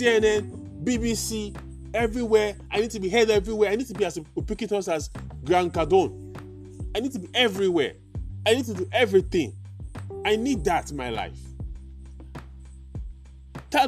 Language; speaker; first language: English; non-native, local second language; Yoruba